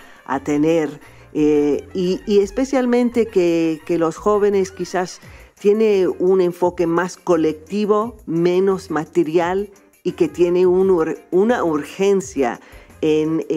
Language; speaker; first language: Spanish; non-native, fluent; English